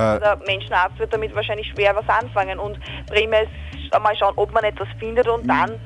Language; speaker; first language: German; native; German